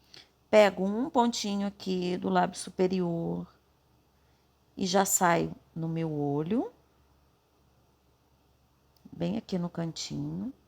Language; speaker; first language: Portuguese; native; Portuguese